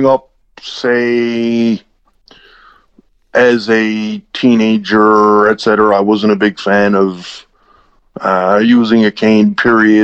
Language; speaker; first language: English; native; English